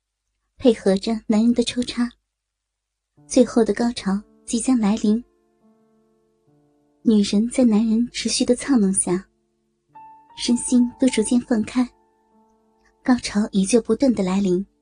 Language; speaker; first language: Chinese; native; Chinese